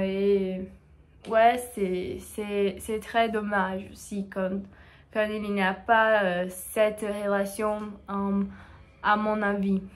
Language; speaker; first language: French; non-native, learner; Portuguese